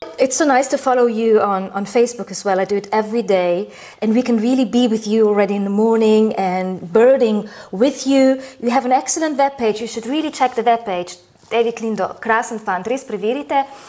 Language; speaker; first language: English; non-native, fluent; Slovenian